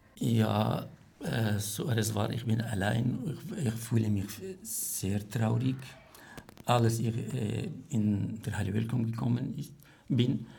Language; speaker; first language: German; non-native, learner; Arabic